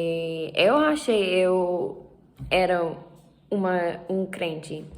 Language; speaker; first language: Portuguese; non-native, learner; English